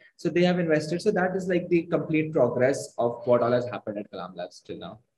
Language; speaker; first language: English; non-native, local second language; Hindi